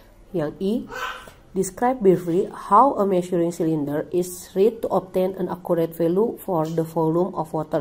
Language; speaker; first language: English; non-native, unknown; Indonesian